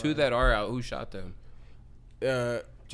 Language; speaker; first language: English; native; English